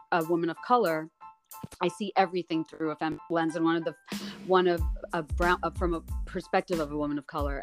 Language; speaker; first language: English; non-native, local second language; Bangla